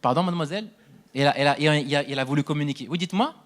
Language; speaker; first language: French; non-native, local second language; Arabic